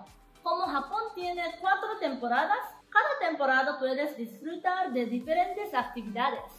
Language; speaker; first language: Spanish; non-native, learner; Japanese